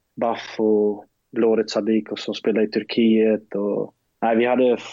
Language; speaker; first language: Swedish; early bilingual, other home language; German